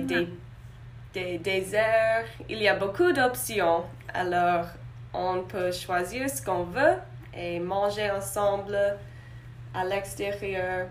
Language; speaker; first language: French; non-native, learner; English